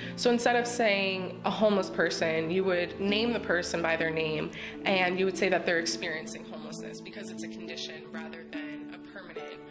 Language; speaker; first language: English; native; English